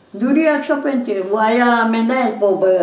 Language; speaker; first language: Hebrew; non-native, learner; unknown